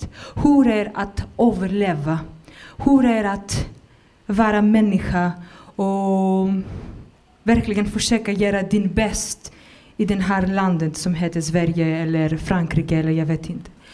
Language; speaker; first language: Swedish; non-native, fluent; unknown